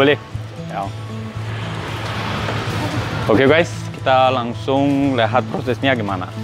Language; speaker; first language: Indonesian; non-native, learner; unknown